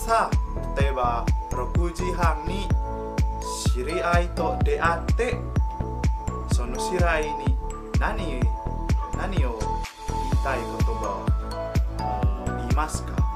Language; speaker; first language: Japanese; non-native, learner; Indonesian